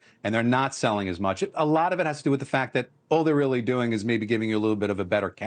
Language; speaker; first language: English; native; English